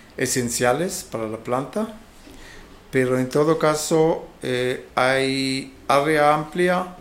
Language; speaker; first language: Spanish; non-native, fluent; Hebrew